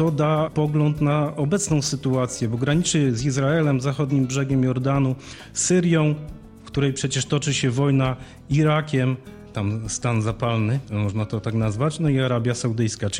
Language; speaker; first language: Polish; native; Polish